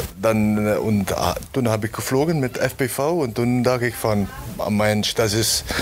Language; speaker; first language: German; non-native, learner; Dutch